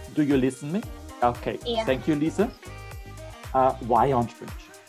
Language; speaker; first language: English; non-native, fluent; German